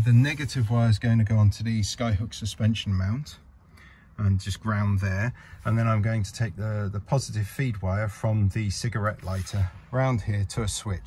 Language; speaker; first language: English; native; English